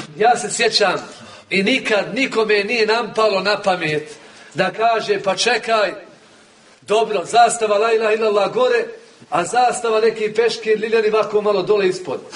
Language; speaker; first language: Bosnian; native; Bosnian